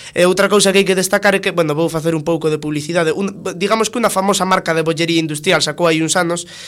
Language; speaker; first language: Galician; non-native, local second language; Spanish